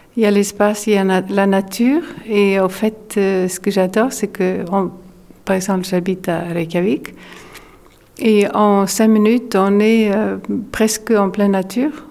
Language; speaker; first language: French; non-native, fluent; Icelandic